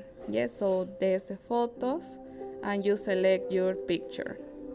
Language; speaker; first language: English; non-native, learner; Spanish